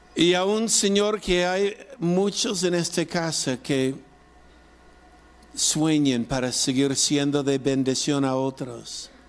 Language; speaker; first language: Spanish; non-native, fluent; English